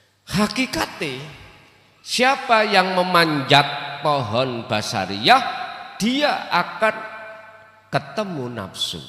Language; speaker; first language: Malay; non-native, local second language; Javanese